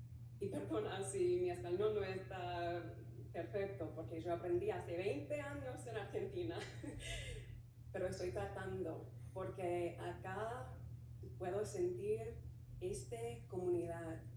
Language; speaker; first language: Spanish; non-native, learner; English